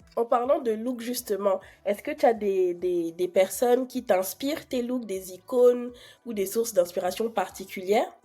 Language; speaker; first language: French; native; French